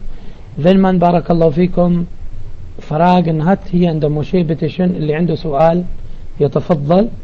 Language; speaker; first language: German; non-native, fluent; Arabic